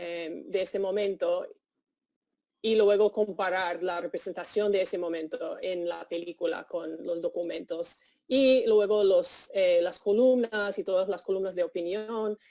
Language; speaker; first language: Spanish; non-native, fluent; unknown